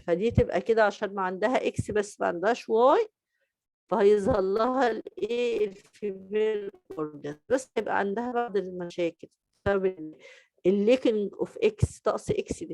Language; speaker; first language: Arabic; native; Arabic